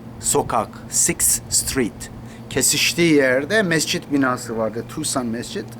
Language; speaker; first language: Turkish; non-native, local second language; Kurdish